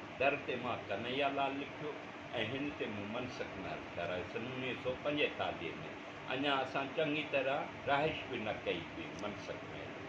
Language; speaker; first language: Sindhi; non-native, local second language; Urdu